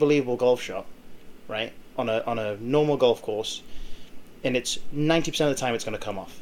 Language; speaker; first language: English; native; English